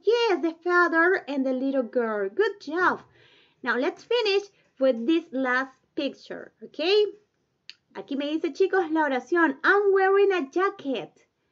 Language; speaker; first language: English; non-native, fluent; Spanish